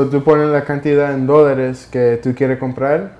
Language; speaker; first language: Spanish; early bilingual, heritage; Spanish